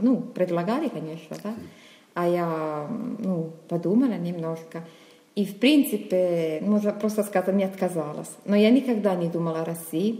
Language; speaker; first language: Russian; non-native, fluent; Italian